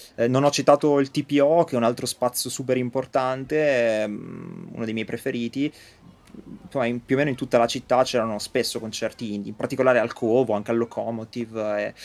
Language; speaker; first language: Italian; native; Italian